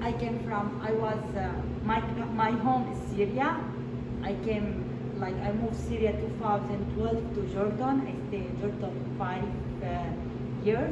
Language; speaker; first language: English; non-native, learner; Arabic